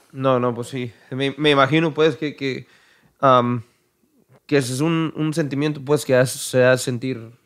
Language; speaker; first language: Spanish; early bilingual, heritage; Spanish